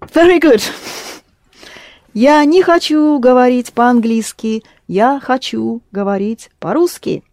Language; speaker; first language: Russian; non-native, fluent; English